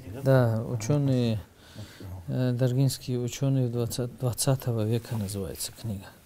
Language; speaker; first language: Russian; native; Russian